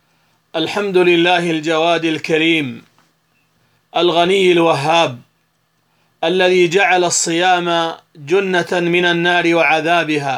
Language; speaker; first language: Arabic; native; Arabic